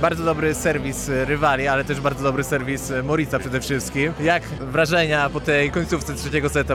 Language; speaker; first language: Polish; native; Polish